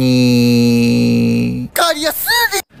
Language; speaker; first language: Indonesian; non-native, learner; Japanese